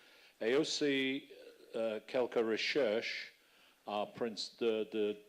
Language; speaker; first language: French; non-native, fluent; English